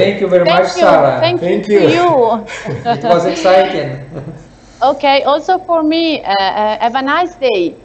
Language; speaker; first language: English; non-native, learner; Italian